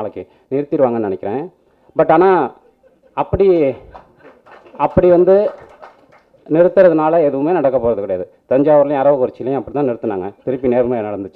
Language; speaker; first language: Tamil; native; Tamil